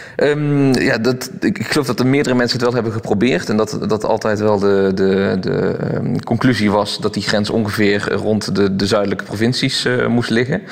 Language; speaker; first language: Dutch; native; Dutch